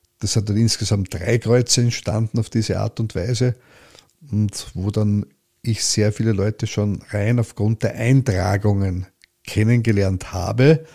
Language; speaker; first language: German; native; German